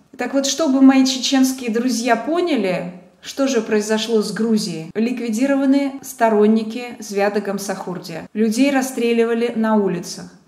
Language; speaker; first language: Russian; non-native, local second language; Georgian